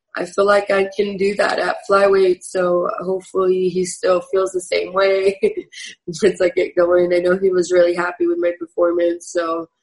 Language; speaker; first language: English; native; English